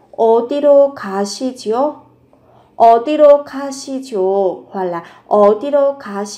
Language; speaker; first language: Korean; non-native, fluent; Vietnamese